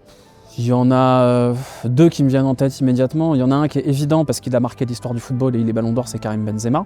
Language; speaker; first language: French; native; French